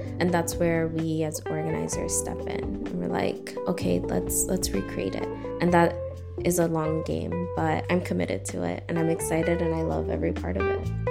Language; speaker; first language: English; early bilingual, other home language; Spanish